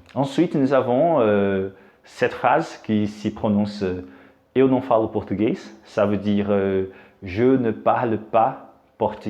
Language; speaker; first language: French; non-native, fluent; Portuguese